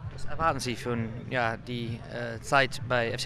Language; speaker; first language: German; non-native, learner; Dutch